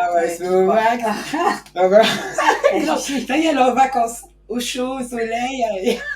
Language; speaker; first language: French; native; French